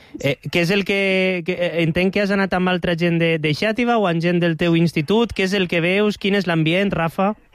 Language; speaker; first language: Catalan; native; Catalan